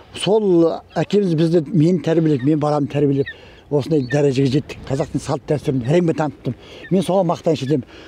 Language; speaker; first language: Kazakh; early bilingual, heritage; Kazakh